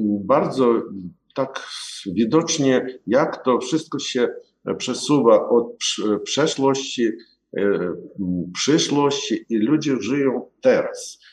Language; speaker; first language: Polish; non-native, learner; Ukrainian